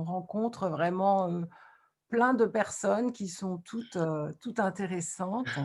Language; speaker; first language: French; native; French